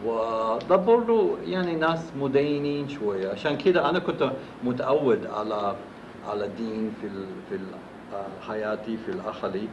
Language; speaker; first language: Arabic; non-native, fluent; English